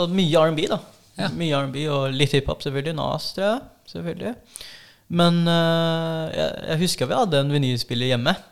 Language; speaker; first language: Norwegian; early bilingual, other home language; Filipino